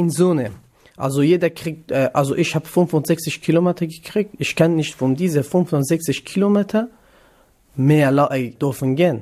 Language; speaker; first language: German; non-native, learner; Kurdish